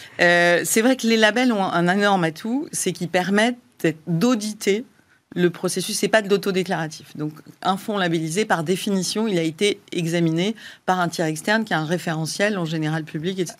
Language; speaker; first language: French; native; French